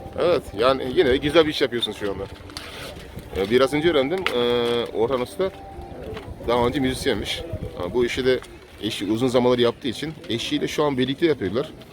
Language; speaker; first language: Turkish; native; Turkish